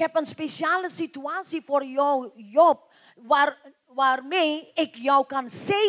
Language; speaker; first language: Dutch; non-native, learner; Indonesian